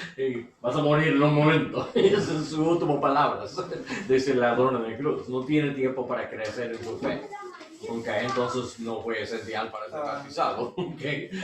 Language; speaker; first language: Spanish; non-native, learner; English